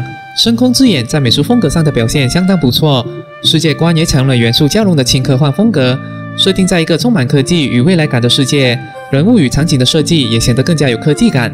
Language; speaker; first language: Chinese; native; Chinese